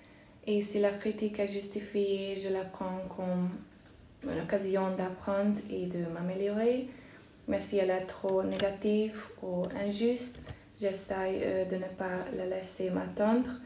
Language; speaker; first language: French; non-native, fluent; Hungarian